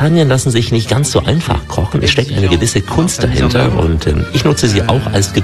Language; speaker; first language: German; native; German